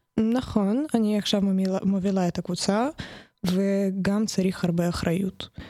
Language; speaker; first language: Hebrew; non-native, fluent; Russian